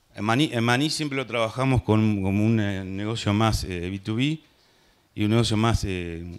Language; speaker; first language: Spanish; native; Spanish